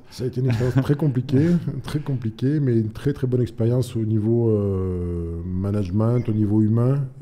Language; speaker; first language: French; native; French